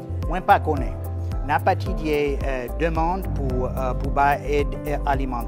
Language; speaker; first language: Haitian Creole; non-native, fluent; English